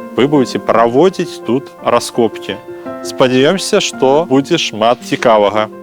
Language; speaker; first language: Belarusian; native; Belarusian